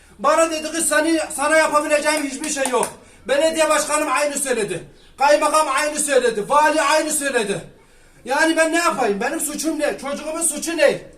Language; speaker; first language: Turkish; native; Turkish